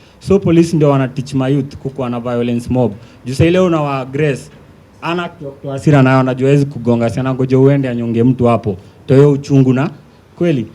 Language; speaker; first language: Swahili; native; Swahili